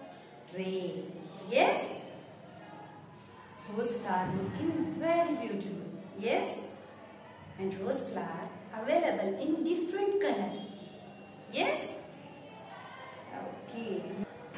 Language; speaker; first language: English; non-native, local second language; Marathi